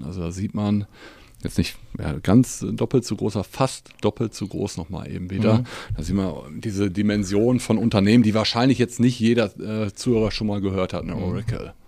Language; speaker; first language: German; native; German